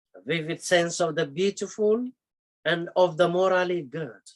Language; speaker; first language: English; non-native, local second language; Amharic